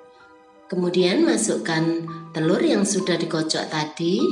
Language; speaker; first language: Indonesian; native; Indonesian